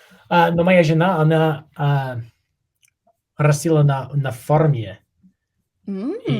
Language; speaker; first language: Russian; non-native, learner; English